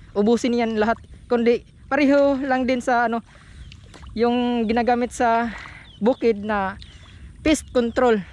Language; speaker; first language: Filipino; non-native, local second language; Iloko